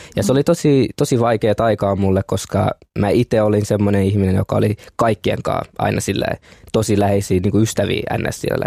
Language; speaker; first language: Finnish; early bilingual, other home language; Kinyarwanda